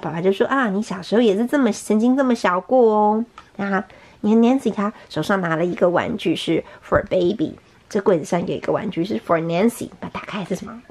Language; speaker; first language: Chinese; native; Chinese